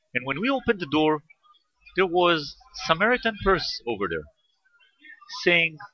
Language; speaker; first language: English; non-native, fluent; Hebrew